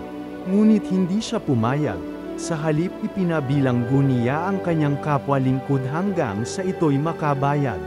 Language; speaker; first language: Filipino; native; Filipino